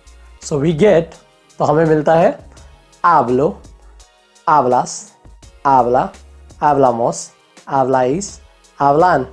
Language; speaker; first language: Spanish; non-native, fluent; Hindi